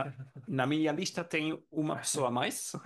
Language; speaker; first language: Portuguese; non-native, learner; German